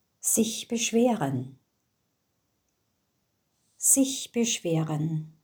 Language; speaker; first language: German; non-native, fluent; English